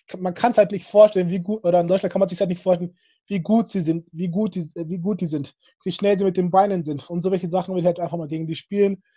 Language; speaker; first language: German; early bilingual, other home language; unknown